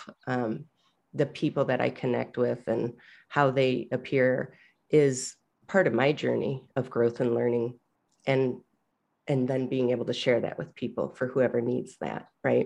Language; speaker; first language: English; native; English